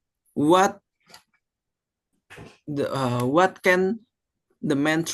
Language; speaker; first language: English; non-native, fluent; Indonesian